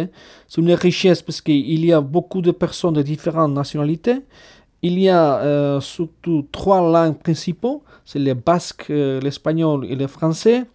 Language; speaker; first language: French; non-native, fluent; Basque